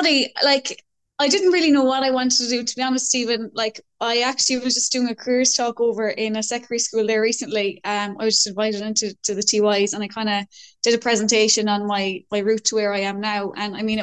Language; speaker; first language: English; native; English